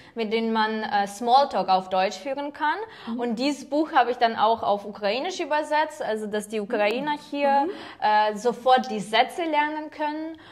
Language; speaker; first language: German; non-native, fluent; Ukrainian